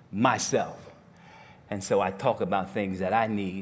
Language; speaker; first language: English; native; English